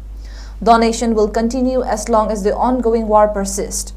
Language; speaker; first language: English; non-native, local second language; Manipuri